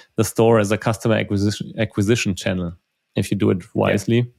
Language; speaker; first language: English; non-native, fluent; German